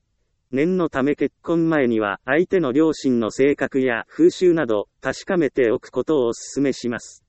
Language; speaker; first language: Japanese; native; Japanese